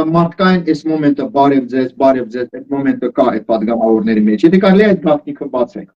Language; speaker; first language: Armenian; early bilingual, heritage; Armenian